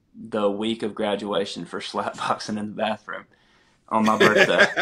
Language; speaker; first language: English; native; English